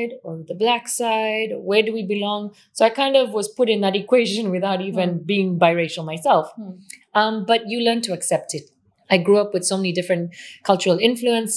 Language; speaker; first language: English; non-native, local second language; Swahili